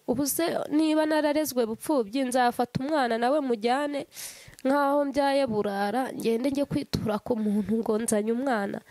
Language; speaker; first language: Kinyarwanda; native; Kinyarwanda